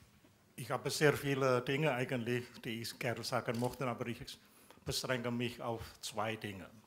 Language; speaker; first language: German; non-native, fluent; Indonesian